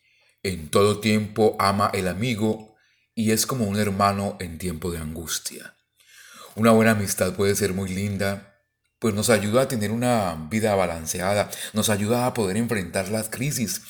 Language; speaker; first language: Spanish; native; Spanish